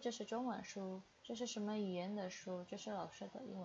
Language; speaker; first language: Chinese; non-native, fluent; Indonesian